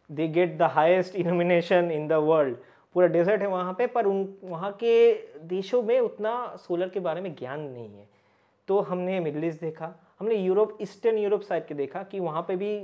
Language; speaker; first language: Hindi; native; Hindi